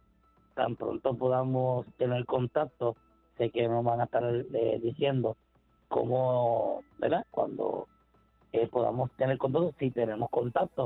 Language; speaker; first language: Spanish; native; Spanish